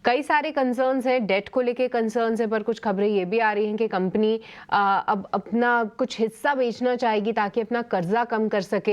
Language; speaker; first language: Hindi; native; Hindi